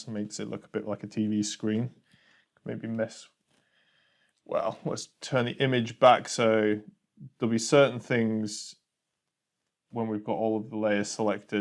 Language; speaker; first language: English; native; English